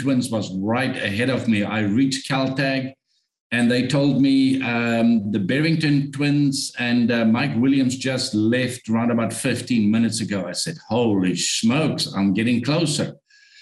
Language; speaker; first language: English; non-native, local second language; Afrikaans